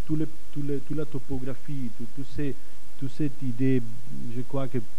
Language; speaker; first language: French; non-native, fluent; Catalan